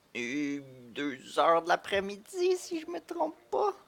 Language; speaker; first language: French; native; French